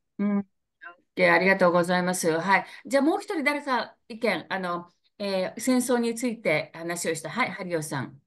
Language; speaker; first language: Japanese; native; Japanese